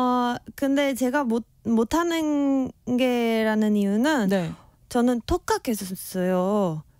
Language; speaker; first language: Korean; non-native, fluent; Spanish